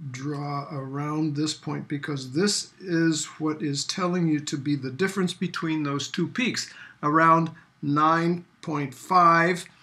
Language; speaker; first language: English; native; English